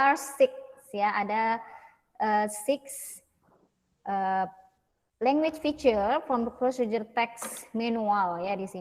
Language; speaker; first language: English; non-native, fluent; Indonesian